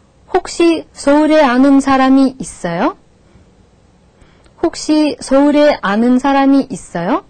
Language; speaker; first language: Korean; non-native, fluent; Russian